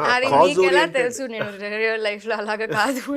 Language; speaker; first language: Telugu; non-native, local second language; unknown